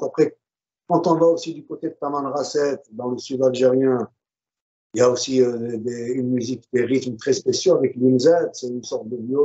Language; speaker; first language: French; non-native, local second language; Arabic